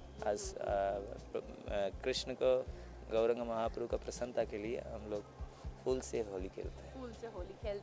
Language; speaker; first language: Hindi; non-native, local second language; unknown